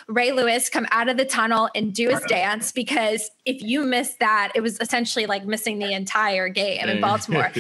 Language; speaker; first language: English; native; English